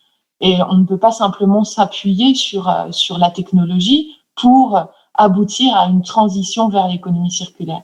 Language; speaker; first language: French; native; French